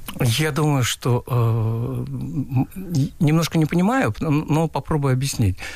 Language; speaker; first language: Russian; non-native, local second language; Uzbek